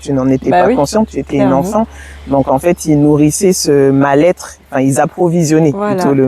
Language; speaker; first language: French; native; French